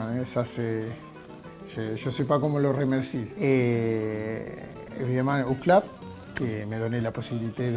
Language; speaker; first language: French; non-native, fluent; Spanish